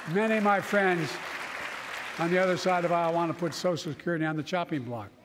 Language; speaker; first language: English; native; English